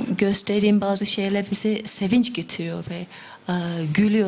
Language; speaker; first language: Turkish; non-native, fluent; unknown